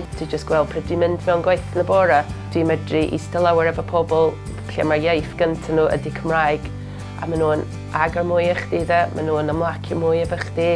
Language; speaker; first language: Welsh; non-native, learner; English